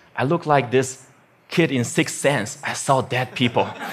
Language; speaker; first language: English; non-native, fluent; Chinese